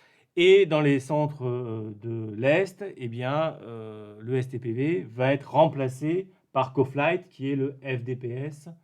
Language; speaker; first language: French; native; French